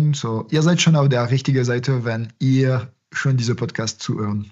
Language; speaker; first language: German; non-native, fluent; French